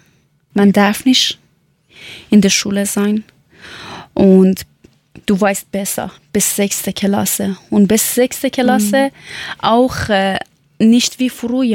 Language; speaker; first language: German; non-native, learner; Persian